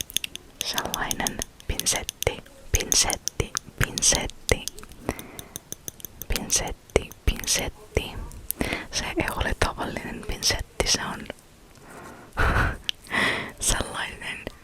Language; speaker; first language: Finnish; non-native, fluent; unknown